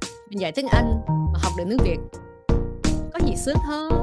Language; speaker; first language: Vietnamese; early bilingual, heritage; Vietnamese